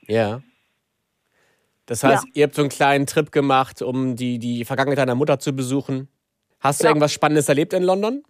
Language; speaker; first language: German; native; German